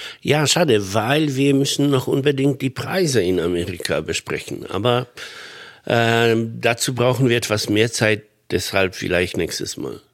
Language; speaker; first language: German; non-native, fluent; Polish